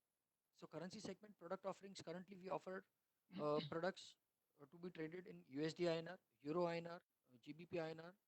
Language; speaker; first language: English; non-native, local second language; Hindi